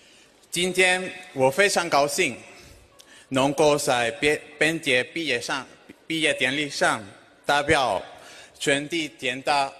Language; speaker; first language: Chinese; non-native, fluent; Spanish